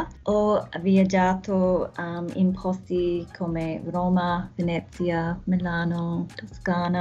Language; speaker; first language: Italian; non-native, learner; English